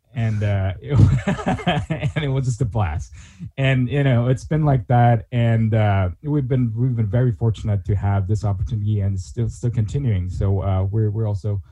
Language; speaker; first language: English; non-native, fluent; Korean